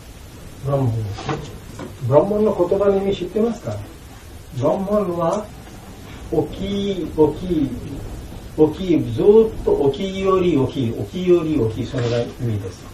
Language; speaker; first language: Japanese; non-native, learner; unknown